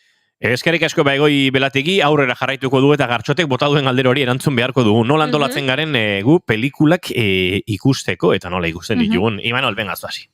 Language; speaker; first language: Basque; native; Basque